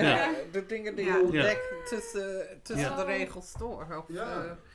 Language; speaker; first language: Dutch; non-native, fluent; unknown